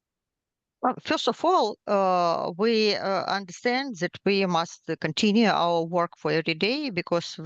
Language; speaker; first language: English; non-native, learner; Ukrainian